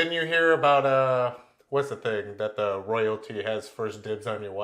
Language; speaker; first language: English; native; English